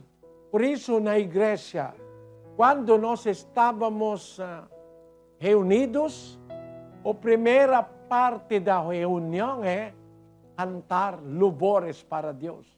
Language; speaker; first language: Portuguese; non-native, learner; Filipino